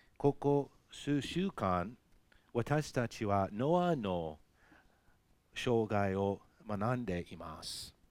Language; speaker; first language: Japanese; non-native, fluent; English